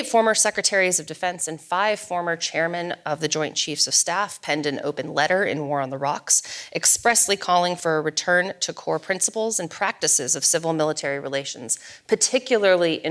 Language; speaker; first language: English; native; English